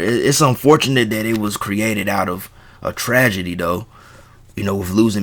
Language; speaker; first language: English; native; English